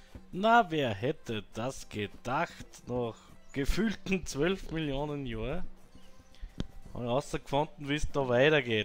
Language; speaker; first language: German; native; German